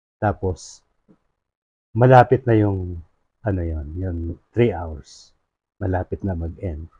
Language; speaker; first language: Filipino; non-native, local second language; Bikol